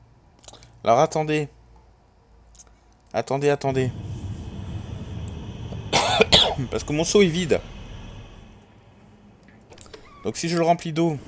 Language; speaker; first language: French; native; French